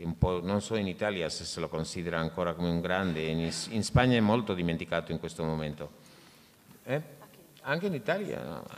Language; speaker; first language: Italian; non-native, fluent; Spanish